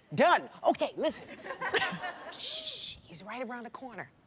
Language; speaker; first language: English; native; English